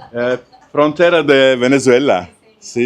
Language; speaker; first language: Spanish; non-native, learner; Turkish